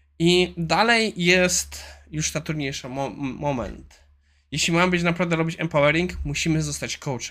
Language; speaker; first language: Polish; native; Polish